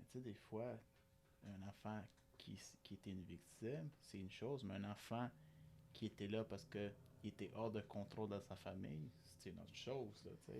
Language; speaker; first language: French; native; French